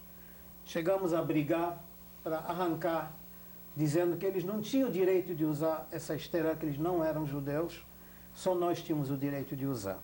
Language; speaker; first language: Portuguese; non-native, fluent; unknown